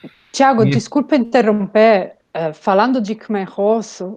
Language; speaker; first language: Portuguese; non-native, fluent; Italian